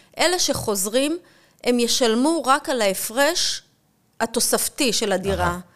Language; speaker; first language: Hebrew; native; Hebrew